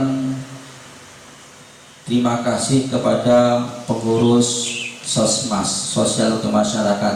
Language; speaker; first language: Indonesian; native; Indonesian